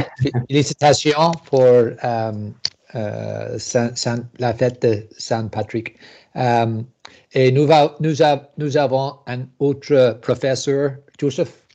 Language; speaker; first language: French; non-native, learner; English